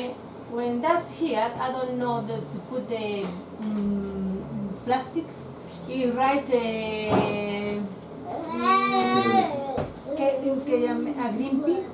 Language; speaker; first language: English; non-native, learner; Spanish